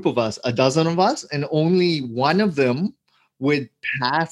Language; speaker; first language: English; native; English